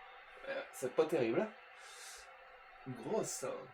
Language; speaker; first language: French; native; French